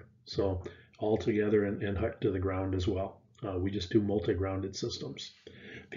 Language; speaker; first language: English; native; English